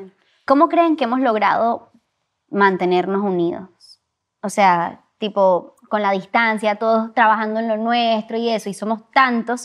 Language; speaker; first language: Spanish; early bilingual, heritage; Spanish